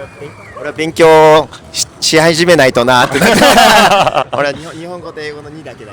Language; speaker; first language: Japanese; native; Japanese